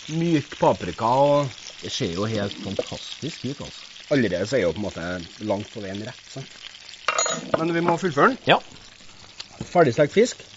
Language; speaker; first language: Norwegian; native; Norwegian